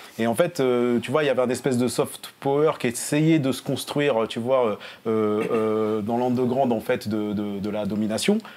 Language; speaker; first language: French; native; French